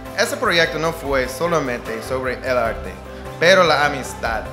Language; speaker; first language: Spanish; non-native, fluent; English